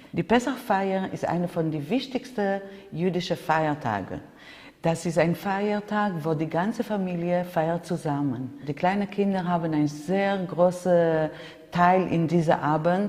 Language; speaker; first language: German; non-native, fluent; Hebrew